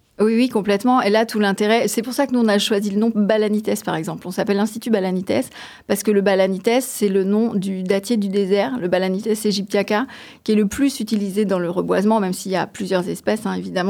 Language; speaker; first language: French; native; French